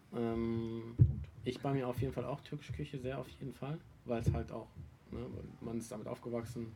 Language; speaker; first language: German; early bilingual, other home language; Turkish